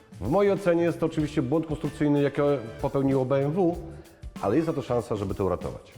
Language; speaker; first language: Polish; native; Polish